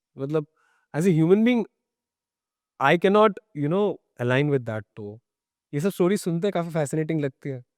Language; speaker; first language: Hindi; non-native, local second language; Bangla